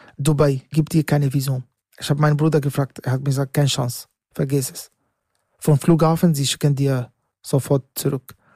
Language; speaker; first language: German; non-native, learner; Arabic